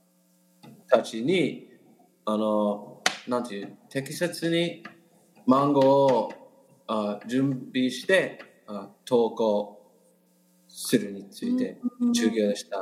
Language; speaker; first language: Japanese; non-native, learner; English